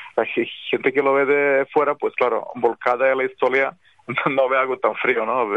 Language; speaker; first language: Spanish; non-native, fluent; Serbian